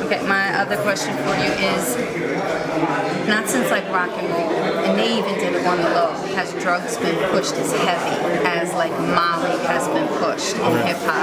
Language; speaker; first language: English; native; English